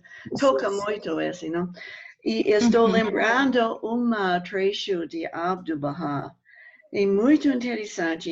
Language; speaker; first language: Portuguese; non-native, fluent; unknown